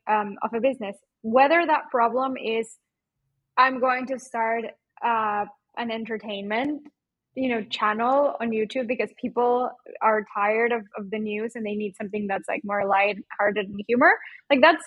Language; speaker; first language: English; non-native, fluent; Spanish